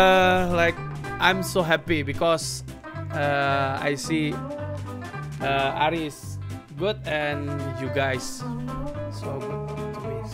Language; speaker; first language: English; non-native, learner; Indonesian